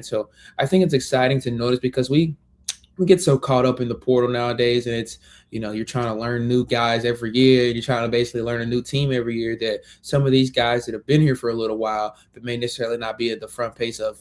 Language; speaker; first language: English; native; English